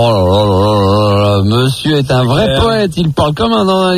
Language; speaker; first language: French; native; French